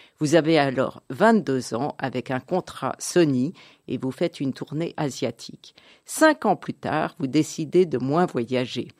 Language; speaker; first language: French; native; French